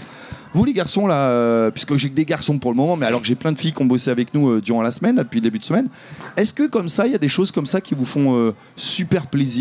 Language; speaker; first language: French; native; French